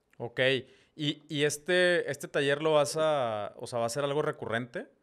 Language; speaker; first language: Spanish; native; Spanish